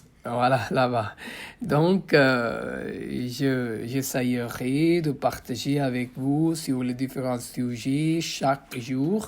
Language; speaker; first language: French; non-native, fluent; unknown